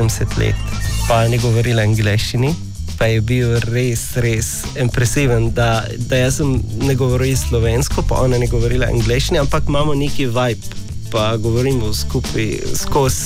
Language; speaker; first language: Slovenian; non-native, learner; Arabic